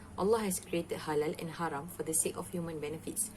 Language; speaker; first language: English; non-native, local second language; Malay